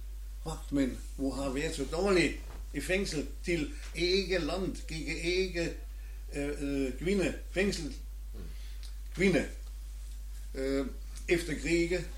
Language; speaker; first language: Norwegian; non-native, learner; German